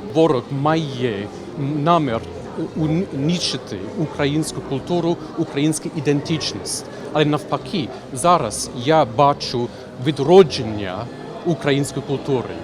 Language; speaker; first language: Ukrainian; non-native, fluent; English